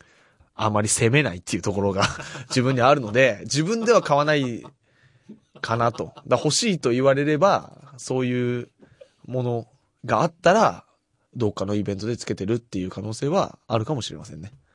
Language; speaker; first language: Japanese; native; Japanese